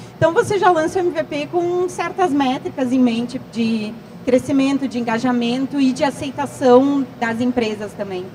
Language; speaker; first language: Portuguese; native; Portuguese